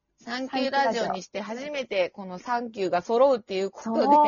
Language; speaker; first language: Japanese; native; Japanese